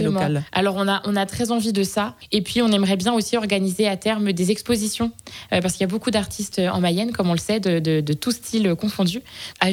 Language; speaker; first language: French; native; French